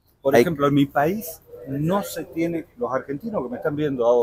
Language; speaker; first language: Spanish; native; Spanish